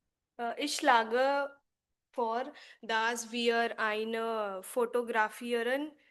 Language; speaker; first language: German; non-native, learner; Hindi